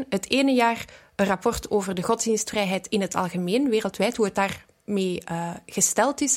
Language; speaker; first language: Dutch; native; Dutch